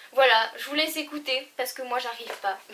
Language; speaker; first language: French; native; French